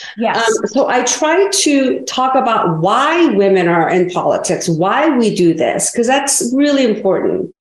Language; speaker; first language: English; early bilingual, other home language; Korean